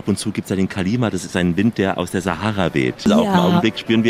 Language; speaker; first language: German; native; German